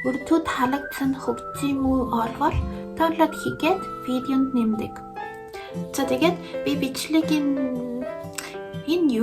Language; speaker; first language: Mongolian; non-native, learner; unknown